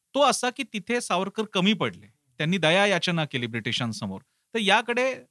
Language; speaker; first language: Marathi; native; Marathi